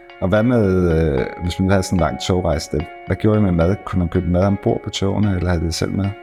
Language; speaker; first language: Danish; native; Danish